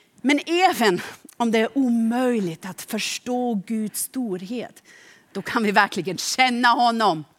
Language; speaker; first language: Swedish; non-native, fluent; German